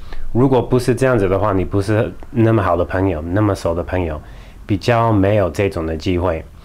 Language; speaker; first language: Chinese; non-native, fluent; English